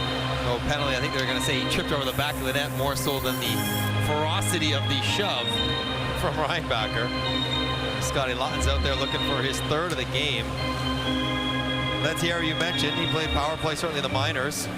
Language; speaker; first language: English; native; English